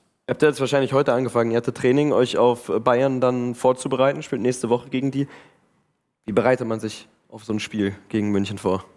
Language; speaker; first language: German; native; German